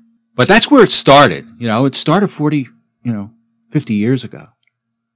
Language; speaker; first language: English; native; English